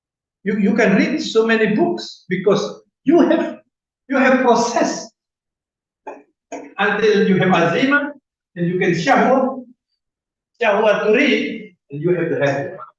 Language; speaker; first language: English; non-native, fluent; Indonesian